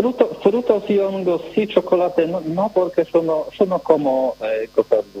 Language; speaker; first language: Spanish; non-native, learner; Polish